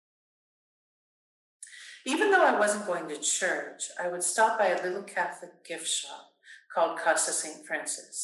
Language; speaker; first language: English; native; English